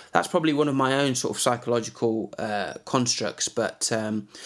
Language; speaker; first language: English; native; English